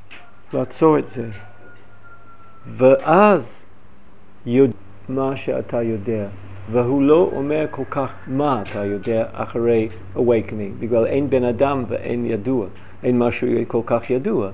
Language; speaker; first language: Hebrew; non-native, fluent; English